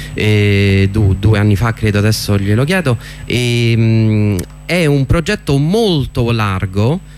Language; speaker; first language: Italian; native; Italian